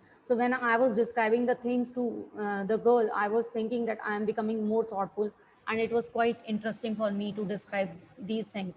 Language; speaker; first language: English; non-native, local second language; Hindi